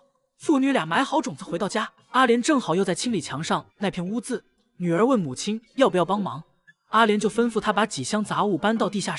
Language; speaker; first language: Chinese; native; Chinese